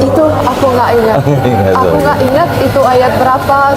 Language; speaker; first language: Indonesian; non-native, fluent; Finnish